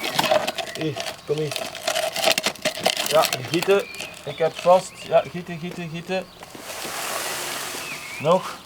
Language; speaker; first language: Dutch; native; Dutch